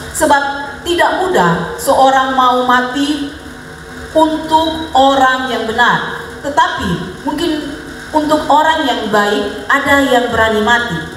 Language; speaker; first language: Indonesian; native; Indonesian